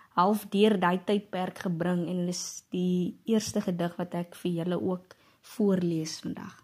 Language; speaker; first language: Afrikaans; native; Afrikaans